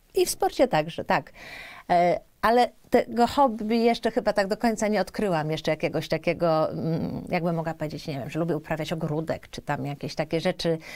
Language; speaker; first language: Polish; native; Polish